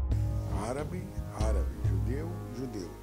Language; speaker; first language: Portuguese; non-native, local second language; Arabic